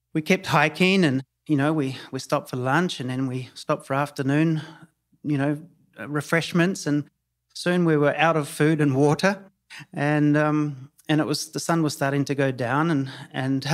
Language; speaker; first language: English; native; English